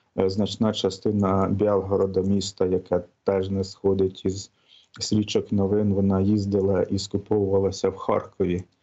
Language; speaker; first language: Ukrainian; native; Ukrainian